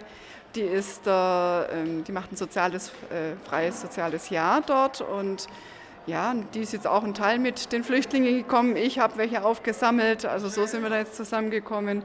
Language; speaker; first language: German; native; German